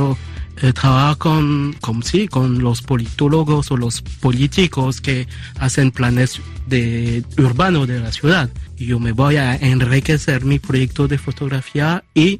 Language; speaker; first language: Spanish; early bilingual, heritage; Spanish